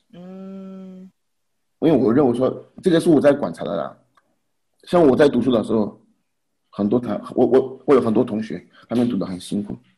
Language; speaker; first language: Chinese; non-native, fluent; Haitian Creole